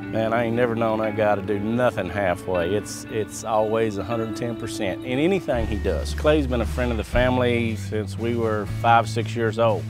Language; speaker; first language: English; native; English